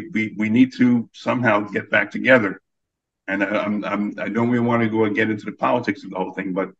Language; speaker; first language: English; native; English